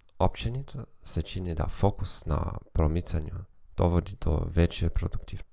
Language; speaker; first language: Croatian; non-native, fluent; German